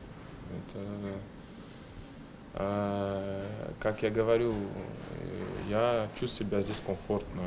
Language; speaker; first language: Russian; non-native, fluent; Portuguese